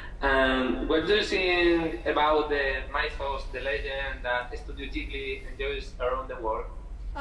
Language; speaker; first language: English; non-native, fluent; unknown